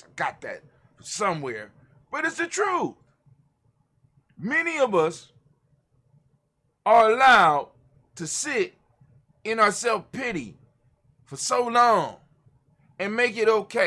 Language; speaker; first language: English; native; English